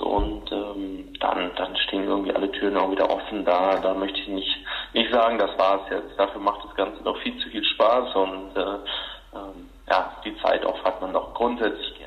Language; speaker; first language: German; native; German